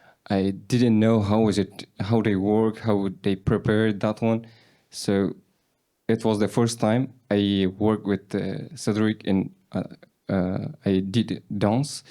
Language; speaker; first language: English; non-native, learner; Persian